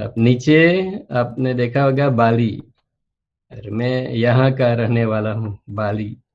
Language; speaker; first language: Hindi; non-native, fluent; Balinese